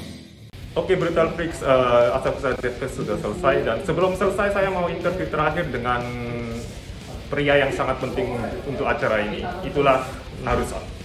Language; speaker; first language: Indonesian; non-native, fluent; Japanese